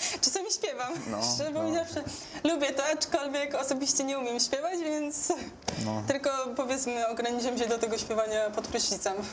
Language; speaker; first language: Polish; native; Polish